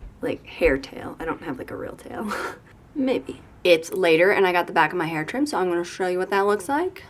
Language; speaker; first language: English; native; English